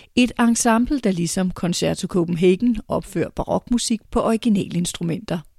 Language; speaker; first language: Danish; native; Danish